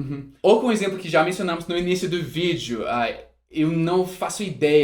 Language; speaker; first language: Portuguese; non-native, fluent; English